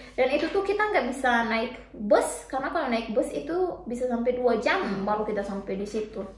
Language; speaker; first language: Indonesian; native; Indonesian